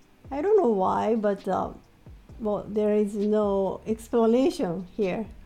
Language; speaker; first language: English; non-native, fluent; Japanese